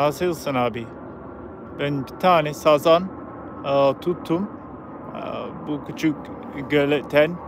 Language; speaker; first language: Turkish; non-native, learner; English